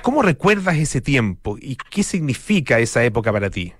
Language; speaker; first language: Spanish; native; Spanish